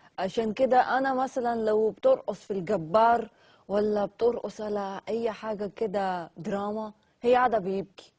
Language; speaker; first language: Egyptian Arabic; non-native, learner; Armenian